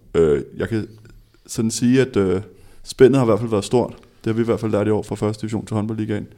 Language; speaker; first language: Danish; native; Danish